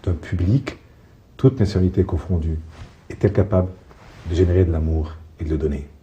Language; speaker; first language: French; non-native, local second language; Arabic